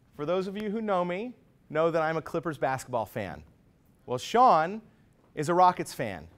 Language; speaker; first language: English; native; English